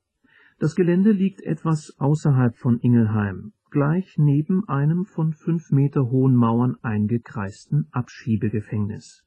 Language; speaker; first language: German; native; German